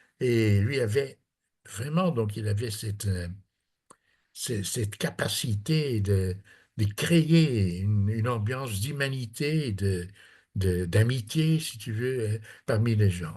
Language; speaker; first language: French; non-native, fluent; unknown